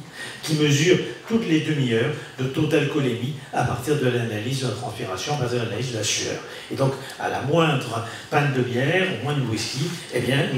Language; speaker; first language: French; native; French